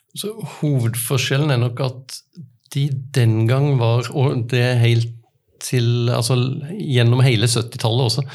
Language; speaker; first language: Norwegian; native; Norwegian